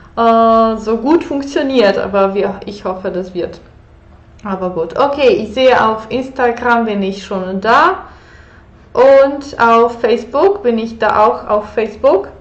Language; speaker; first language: German; non-native, fluent; Polish